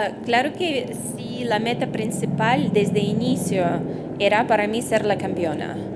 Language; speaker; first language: Spanish; non-native, fluent; Russian